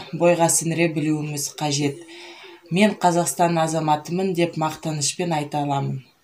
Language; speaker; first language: Kazakh; non-native, local second language; Russian